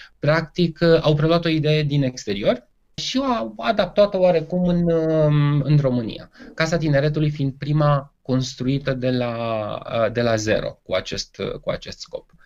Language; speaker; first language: Romanian; native; Romanian